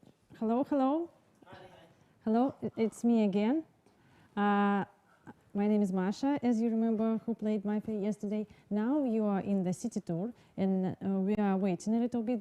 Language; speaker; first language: English; non-native, learner; Russian